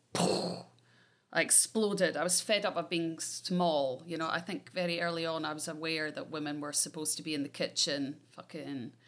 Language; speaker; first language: English; native; English